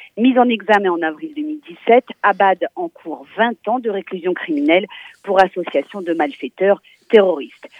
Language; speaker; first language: French; native; French